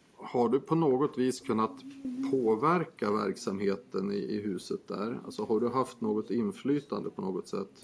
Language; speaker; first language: Swedish; native; Swedish